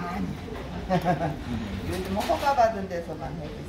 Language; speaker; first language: Korean; native; Korean